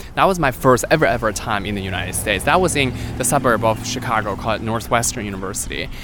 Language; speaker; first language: English; non-native, fluent; Chinese